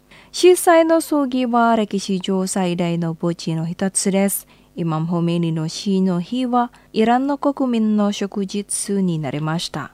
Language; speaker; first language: Japanese; non-native, fluent; Indonesian